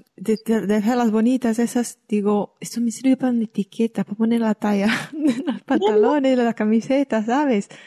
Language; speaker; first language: Spanish; non-native, fluent; Portuguese